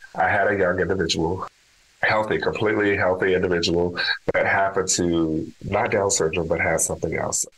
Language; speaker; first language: English; native; English